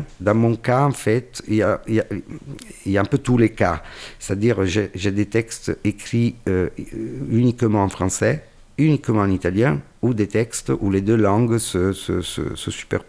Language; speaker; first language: French; non-native, fluent; Italian